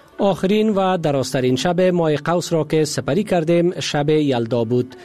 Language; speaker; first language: Persian; native; Persian